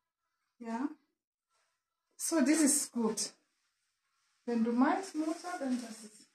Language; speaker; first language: German; non-native, learner; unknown